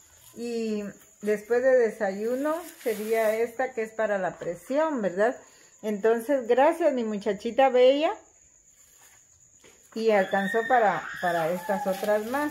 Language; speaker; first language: Spanish; native; Spanish